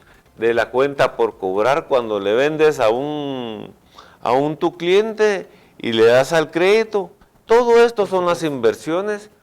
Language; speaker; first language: Spanish; native; Spanish